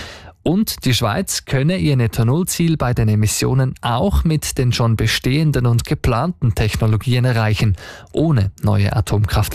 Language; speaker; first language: German; native; German